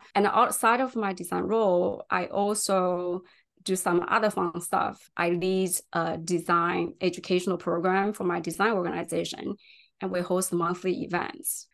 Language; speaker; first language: English; non-native, fluent; Chinese